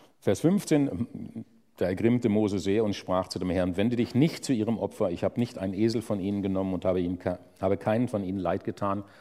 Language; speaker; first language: German; native; German